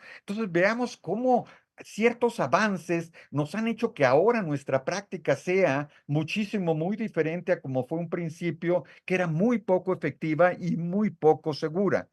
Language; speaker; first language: Spanish; native; Spanish